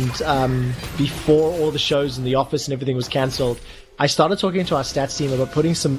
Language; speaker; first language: English; native; English